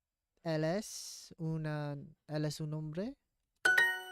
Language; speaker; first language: Spanish; non-native, learner; English